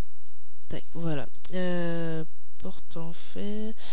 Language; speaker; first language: French; native; French